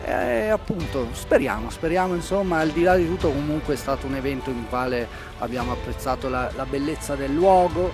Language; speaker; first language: Italian; native; Italian